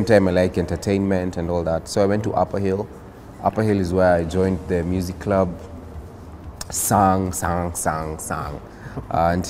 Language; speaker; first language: English; non-native, local second language; Swahili